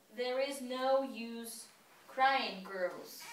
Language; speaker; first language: English; non-native, fluent; Russian